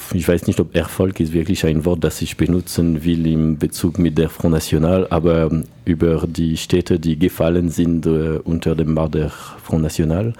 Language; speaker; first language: German; non-native, learner; French